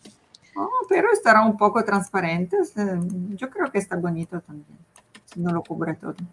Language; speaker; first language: Spanish; non-native, fluent; Italian